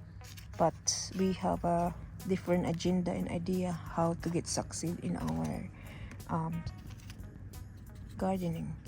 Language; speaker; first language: English; non-native, fluent; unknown